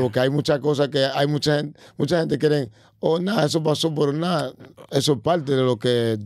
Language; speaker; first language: Spanish; early bilingual, heritage; Spanish